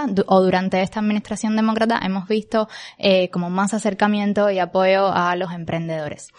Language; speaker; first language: Spanish; native; Spanish